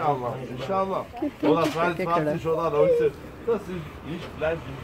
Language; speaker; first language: German; non-native, learner; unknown